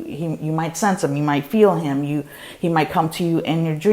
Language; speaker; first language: English; native; English